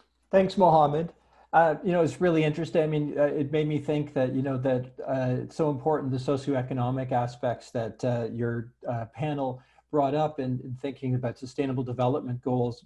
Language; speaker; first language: English; native; English